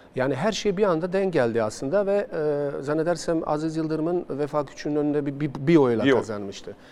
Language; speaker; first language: Turkish; non-native, fluent; Bosnian